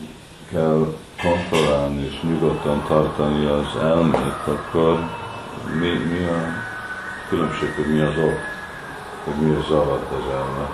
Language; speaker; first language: Hungarian; early bilingual, heritage; Hungarian